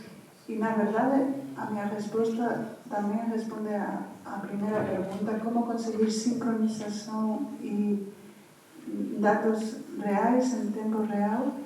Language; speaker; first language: Portuguese; non-native, fluent; Spanish